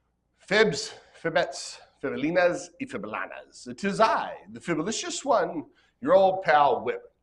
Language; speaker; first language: English; native; English